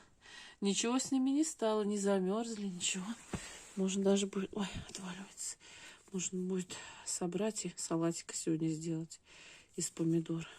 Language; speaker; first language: Russian; native; Russian